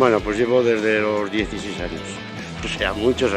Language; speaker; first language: Spanish; native; Spanish